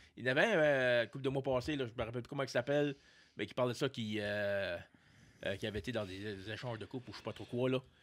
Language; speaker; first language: French; native; French